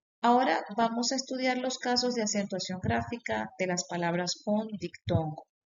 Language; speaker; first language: Spanish; native; Spanish